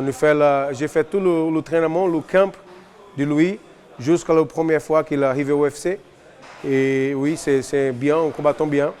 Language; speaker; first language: French; non-native, learner; Portuguese